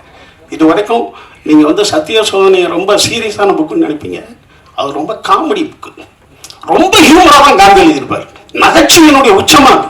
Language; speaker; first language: Tamil; native; Tamil